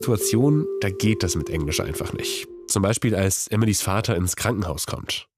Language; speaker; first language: German; non-native, fluent; Polish